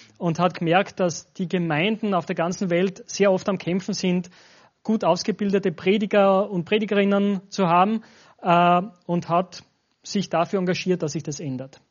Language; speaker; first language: German; native; German